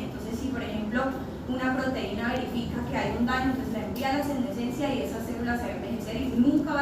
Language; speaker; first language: Spanish; native; Spanish